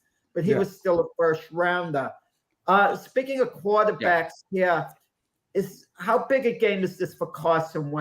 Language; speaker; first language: English; native; English